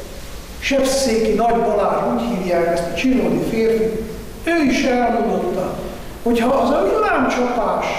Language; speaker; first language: Hungarian; non-native, fluent; Italian